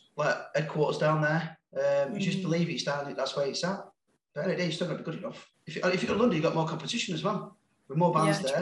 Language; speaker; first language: English; native; English